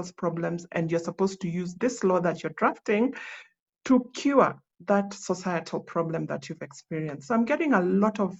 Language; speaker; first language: English; non-native, local second language; Luo (Kenya and Tanzania)